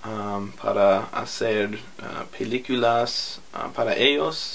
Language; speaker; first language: Spanish; non-native, learner; English